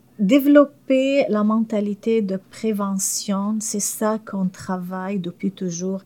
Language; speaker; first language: French; non-native, fluent; Arabic